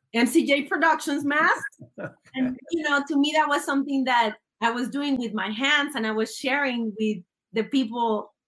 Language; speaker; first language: English; early bilingual, other home language; Spanish